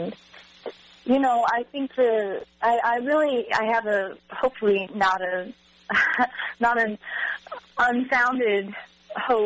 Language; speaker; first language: English; native; English